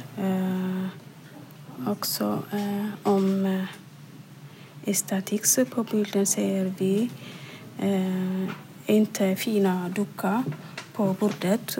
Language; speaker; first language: Swedish; non-native, learner; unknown